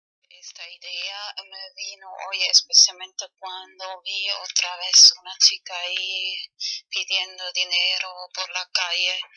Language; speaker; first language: Spanish; non-native, fluent; German